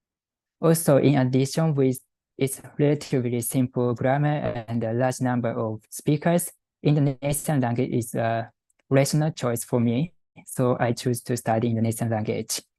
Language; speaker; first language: English; non-native, fluent; Japanese